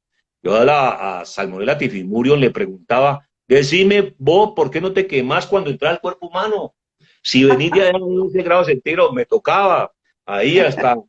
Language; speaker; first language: Spanish; native; Spanish